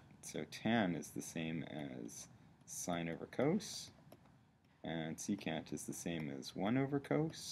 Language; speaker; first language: English; native; English